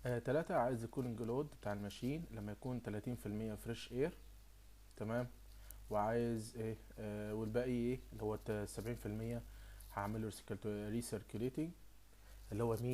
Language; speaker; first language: Arabic; native; Arabic